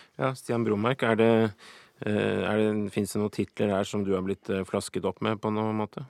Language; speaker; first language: Norwegian; native; Norwegian